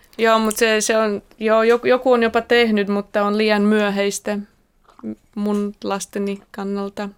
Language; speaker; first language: Finnish; non-native, fluent; Slovak